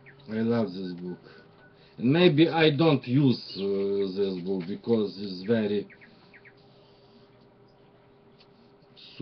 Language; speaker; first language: English; non-native, learner; Russian